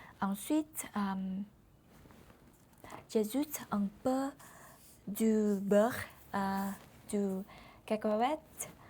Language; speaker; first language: French; non-native, learner; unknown